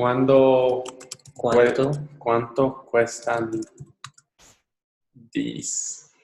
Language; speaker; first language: Spanish; non-native, learner; English